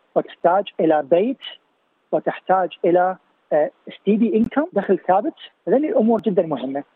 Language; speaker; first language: Arabic; native; Arabic